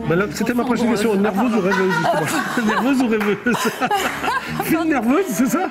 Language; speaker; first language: French; native; French